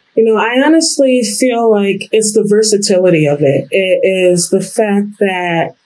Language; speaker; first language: English; native; English